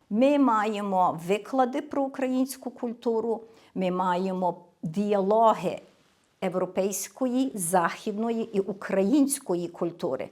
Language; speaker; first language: Ukrainian; early bilingual, heritage; Ukrainian